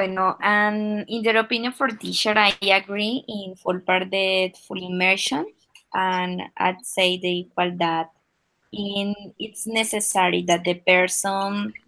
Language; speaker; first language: English; non-native, learner; Spanish